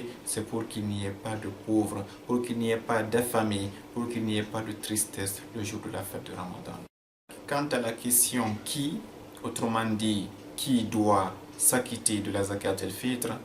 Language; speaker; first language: French; non-native, local second language; Fula